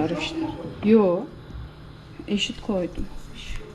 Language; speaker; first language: Turkish; native; Turkish